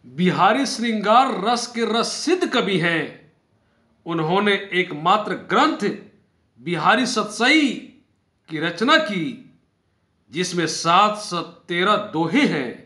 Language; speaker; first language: Hindi; native; Hindi